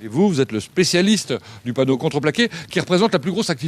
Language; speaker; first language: French; native; French